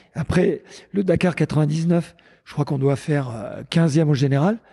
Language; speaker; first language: French; native; French